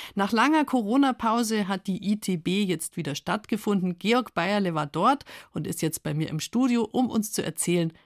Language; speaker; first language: German; native; German